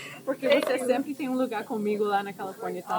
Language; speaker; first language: Portuguese; early bilingual, heritage; Portuguese